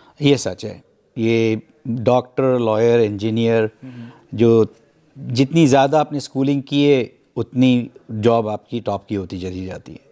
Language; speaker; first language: Urdu; native; Urdu